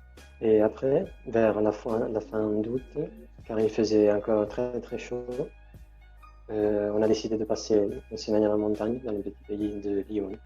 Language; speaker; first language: French; non-native, fluent; Italian